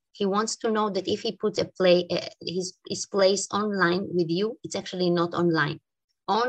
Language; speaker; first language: English; non-native, fluent; Hebrew